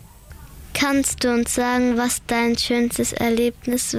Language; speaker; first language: German; early bilingual, other home language; Persian